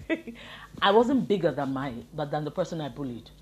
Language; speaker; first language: English; non-native, local second language; Yoruba